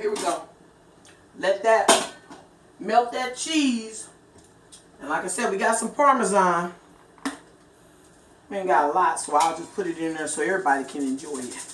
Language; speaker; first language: English; native; English